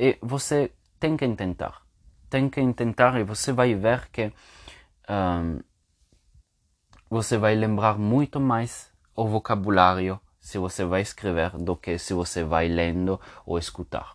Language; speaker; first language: Portuguese; non-native, fluent; Spanish